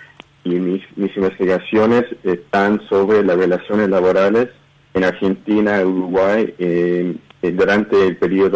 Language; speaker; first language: Spanish; early bilingual, heritage; Spanish